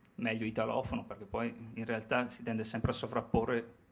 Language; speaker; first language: Italian; native; Italian